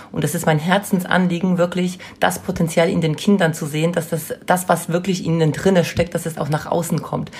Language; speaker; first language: German; non-native, fluent; Polish